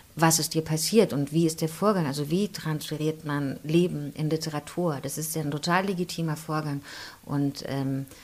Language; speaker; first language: German; native; German